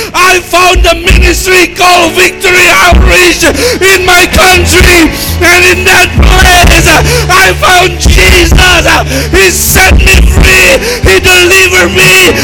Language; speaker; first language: English; non-native, fluent; Indonesian